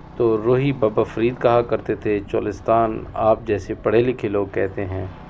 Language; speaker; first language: Urdu; non-native, local second language; Saraiki